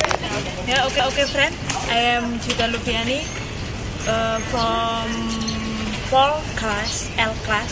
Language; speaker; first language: English; non-native, learner; Indonesian